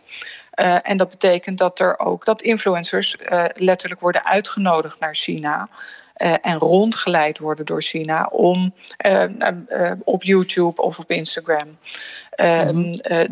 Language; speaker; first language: Dutch; native; Dutch